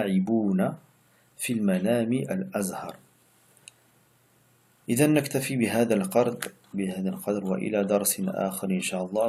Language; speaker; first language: Arabic; non-native, fluent; French